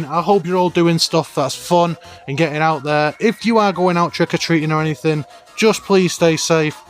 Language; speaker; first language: English; native; English